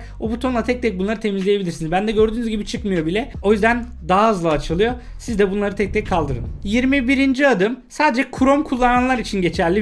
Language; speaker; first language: Turkish; native; Turkish